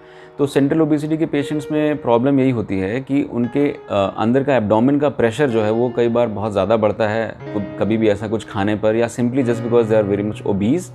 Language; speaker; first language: Hindi; native; Hindi